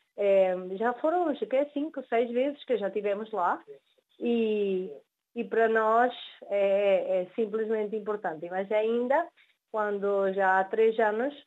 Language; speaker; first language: Portuguese; early bilingual, heritage; Spanish